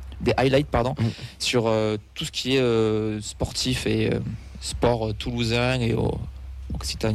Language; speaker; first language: French; native; French